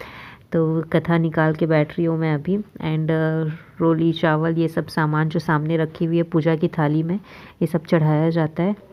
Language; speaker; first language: Hindi; native; Hindi